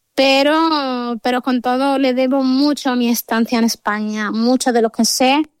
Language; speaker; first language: Spanish; non-native, local second language; Arabic